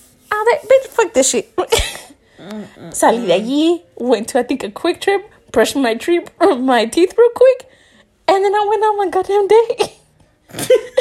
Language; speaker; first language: English; early bilingual, other home language; Spanish